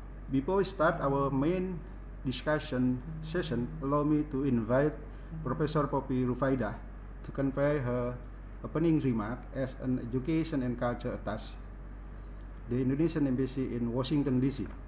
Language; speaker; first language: English; non-native, fluent; Indonesian